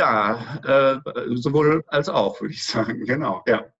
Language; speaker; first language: German; native; German